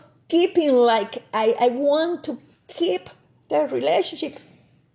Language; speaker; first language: English; non-native, learner; Spanish